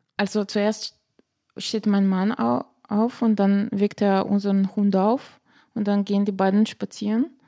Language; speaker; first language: German; non-native, fluent; Slovenian